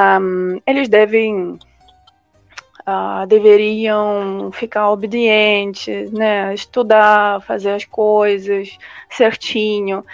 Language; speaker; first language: Portuguese; non-native, fluent; Russian